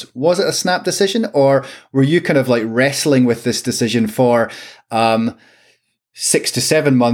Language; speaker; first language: English; native; English